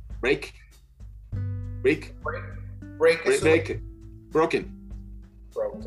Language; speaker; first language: English; non-native, learner; Spanish